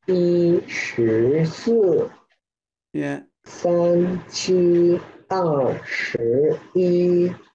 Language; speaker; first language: Chinese; non-native, learner; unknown